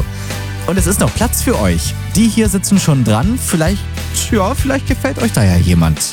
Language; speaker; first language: German; native; German